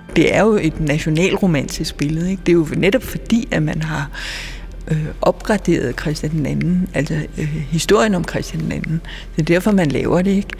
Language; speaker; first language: Danish; native; Danish